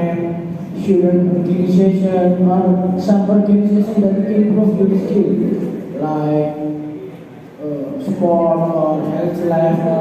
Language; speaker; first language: English; non-native, learner; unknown